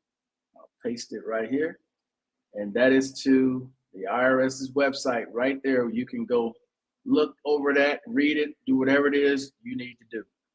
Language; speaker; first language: English; native; English